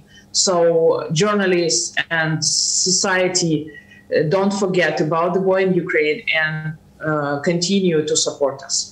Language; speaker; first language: English; non-native, learner; Ukrainian